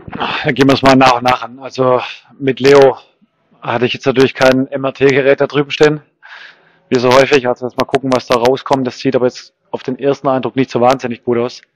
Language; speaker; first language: German; native; German